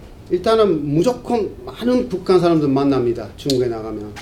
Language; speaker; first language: Korean; non-native, fluent; Japanese